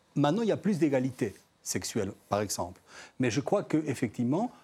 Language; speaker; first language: French; non-native, fluent; Spanish